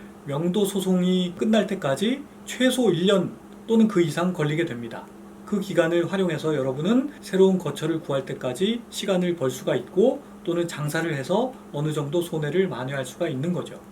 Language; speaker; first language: Korean; native; Korean